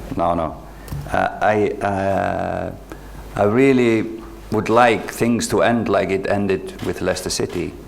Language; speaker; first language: English; non-native, fluent; Icelandic